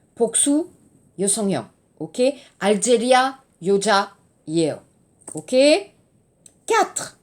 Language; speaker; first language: Korean; non-native, learner; French